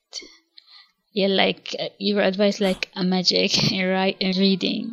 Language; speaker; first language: English; non-native, local second language; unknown